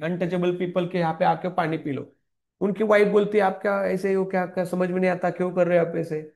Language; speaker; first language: Hindi; non-native, local second language; Marathi